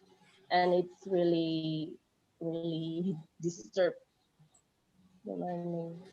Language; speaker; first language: English; non-native, learner; Indonesian